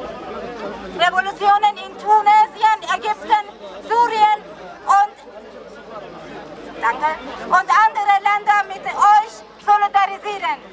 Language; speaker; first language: German; non-native, learner; Persian